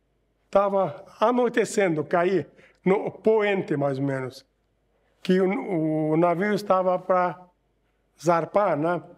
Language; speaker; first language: Portuguese; non-native, fluent; Arabic